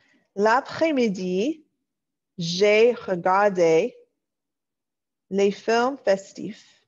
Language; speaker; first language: French; non-native, fluent; English